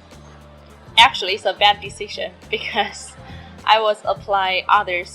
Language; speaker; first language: English; non-native, learner; Chinese